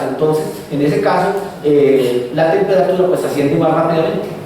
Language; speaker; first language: Spanish; native; Spanish